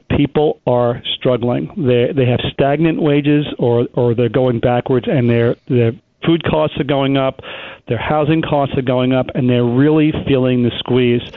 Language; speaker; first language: English; native; English